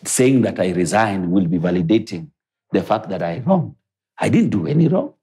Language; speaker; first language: English; non-native, local second language; Luo (Kenya and Tanzania)